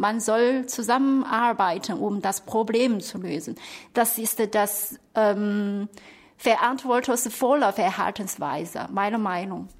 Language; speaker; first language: German; non-native, fluent; Chinese